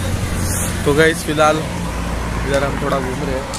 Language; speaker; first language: Hindi; native; Hindi